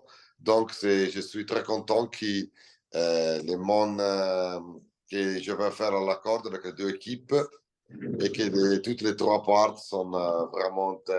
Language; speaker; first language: French; non-native, learner; Italian